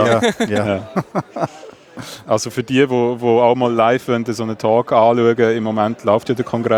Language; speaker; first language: German; native; German